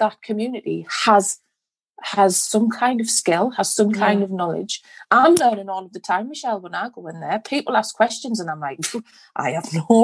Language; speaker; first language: English; native; English